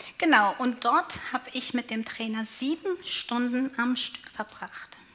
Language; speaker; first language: German; non-native, fluent; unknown